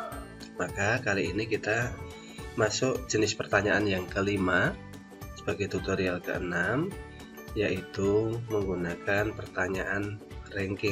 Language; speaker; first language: Indonesian; native; Indonesian